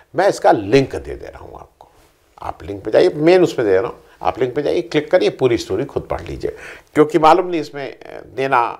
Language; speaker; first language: Hindi; native; Hindi